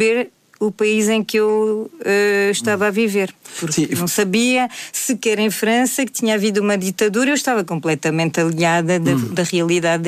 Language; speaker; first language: Portuguese; native; Portuguese